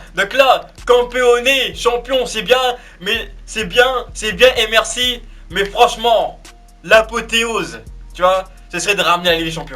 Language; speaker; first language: French; native; French